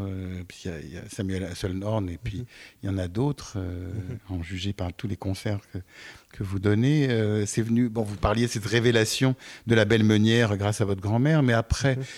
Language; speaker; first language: French; native; French